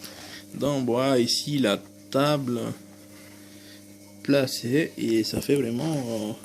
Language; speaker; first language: French; non-native, fluent; Spanish